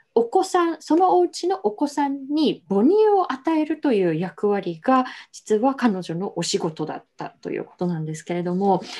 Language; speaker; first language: Japanese; native; Japanese